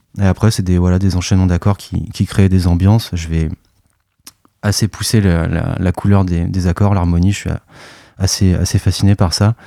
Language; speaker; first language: French; native; French